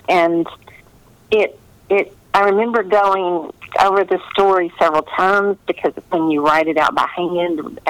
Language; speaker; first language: English; native; English